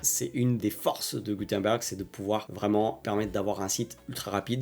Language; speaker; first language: French; native; French